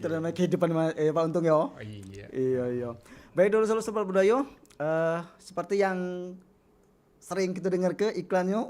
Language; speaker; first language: Indonesian; native; Indonesian